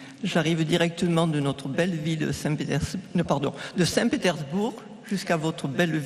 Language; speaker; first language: French; native; French